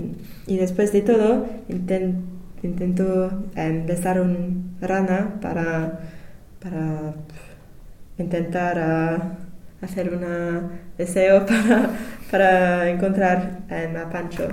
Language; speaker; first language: Spanish; non-native, learner; English